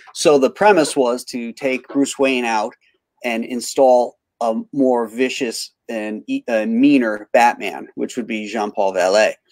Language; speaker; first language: English; native; English